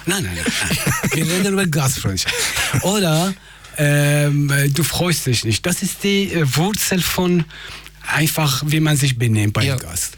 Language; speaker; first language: German; non-native, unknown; Persian